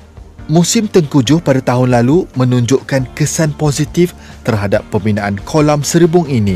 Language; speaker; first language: Malay; native; Malay